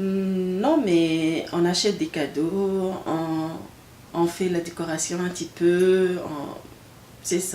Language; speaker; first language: French; non-native, local second language; Arabic